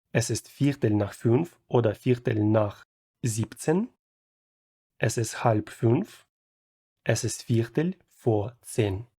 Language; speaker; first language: German; non-native, fluent; Ukrainian